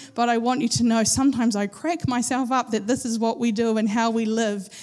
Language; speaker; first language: English; native; English